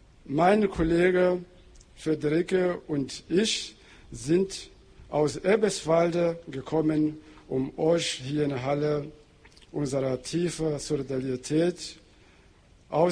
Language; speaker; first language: German; non-native, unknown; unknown